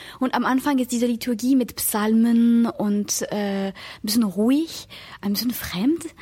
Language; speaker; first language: German; non-native, fluent; French